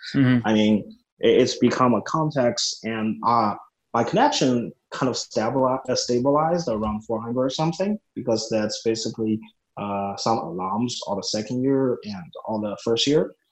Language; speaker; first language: English; non-native, fluent; Chinese